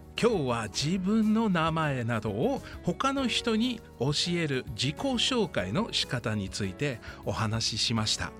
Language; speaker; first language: Japanese; non-native, fluent; English